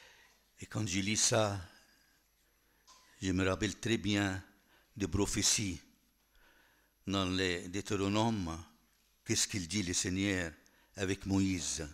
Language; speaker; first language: French; non-native, fluent; Arabic